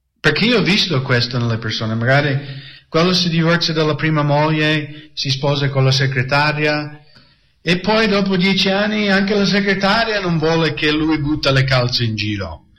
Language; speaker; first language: Italian; non-native, fluent; English